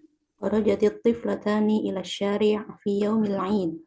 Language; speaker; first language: Arabic; non-native, learner; Indonesian